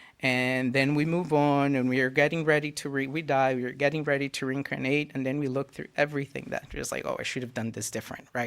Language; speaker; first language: English; non-native, fluent; Portuguese